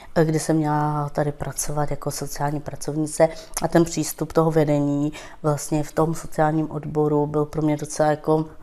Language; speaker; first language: Czech; non-native, local second language; Romany